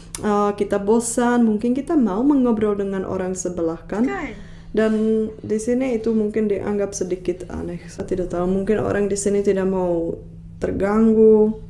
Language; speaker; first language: Indonesian; non-native, fluent; Czech